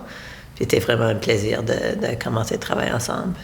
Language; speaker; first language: French; non-native, local second language; English